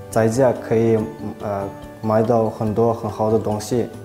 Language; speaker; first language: Chinese; non-native, learner; Kazakh